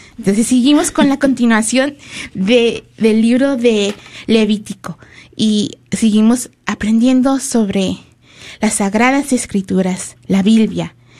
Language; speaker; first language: Spanish; early bilingual, heritage; Spanish